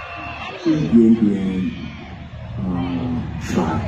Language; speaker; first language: Chinese; non-native, learner; Korean